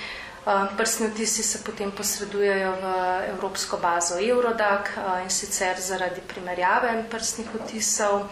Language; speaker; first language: Slovenian; native; Slovenian